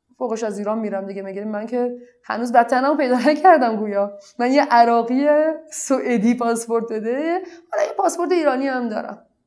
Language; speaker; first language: Persian; non-native, local second language; Arabic